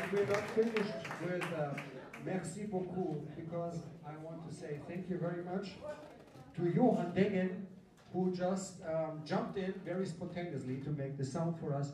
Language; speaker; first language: English; non-native, fluent; German